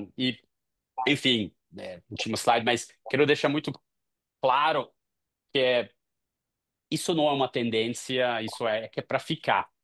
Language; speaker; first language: Portuguese; non-native, fluent; English